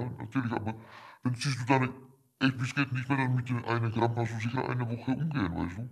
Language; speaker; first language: German; non-native, fluent; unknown